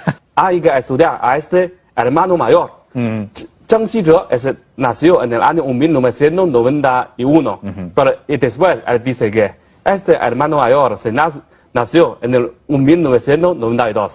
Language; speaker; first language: Spanish; non-native, fluent; Chinese